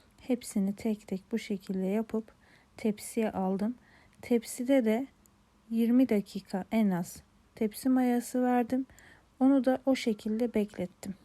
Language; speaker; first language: Turkish; native; Turkish